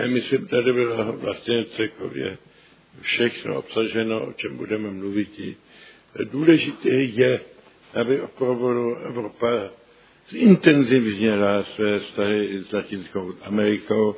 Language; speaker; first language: Czech; early bilingual, heritage; Czech